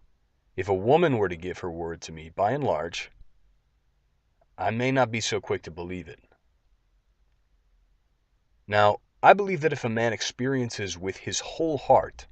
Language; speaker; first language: English; native; English